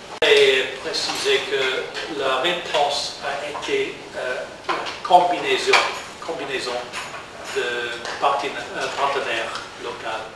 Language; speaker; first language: French; non-native, learner; English